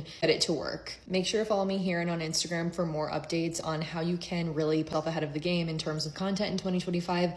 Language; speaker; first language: English; native; English